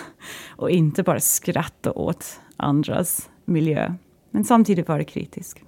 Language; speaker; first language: Swedish; non-native, fluent; English